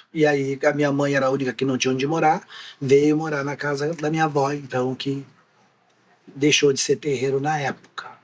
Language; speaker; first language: Portuguese; native; Portuguese